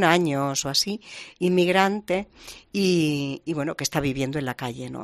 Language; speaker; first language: Spanish; native; Spanish